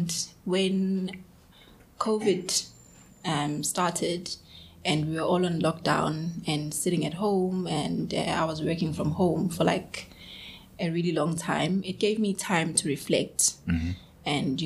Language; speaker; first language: English; non-native, local second language; Zulu